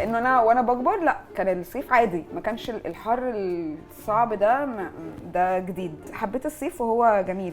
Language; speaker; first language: Arabic; native; Arabic